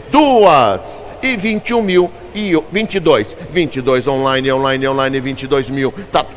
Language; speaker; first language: Portuguese; native; Portuguese